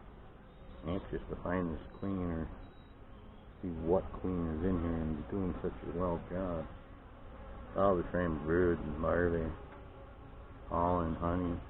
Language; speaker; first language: English; native; English